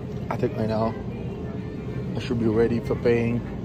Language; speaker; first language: English; non-native, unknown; Haitian Creole